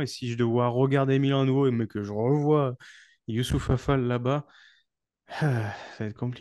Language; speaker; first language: French; native; French